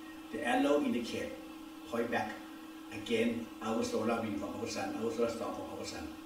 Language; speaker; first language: English; non-native, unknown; Thai